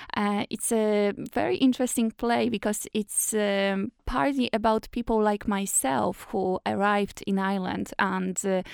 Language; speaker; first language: English; non-native, fluent; Polish